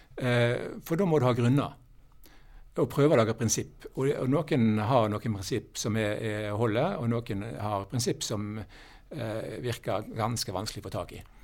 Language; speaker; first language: Norwegian; native; Norwegian